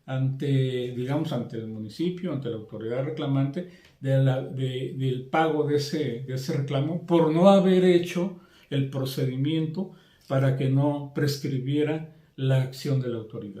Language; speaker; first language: Spanish; native; Spanish